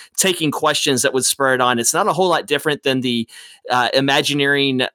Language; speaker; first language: English; native; English